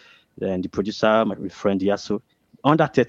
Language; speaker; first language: English; non-native, local second language; Ibibio